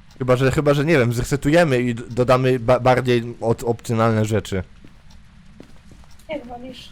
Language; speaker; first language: Polish; native; Polish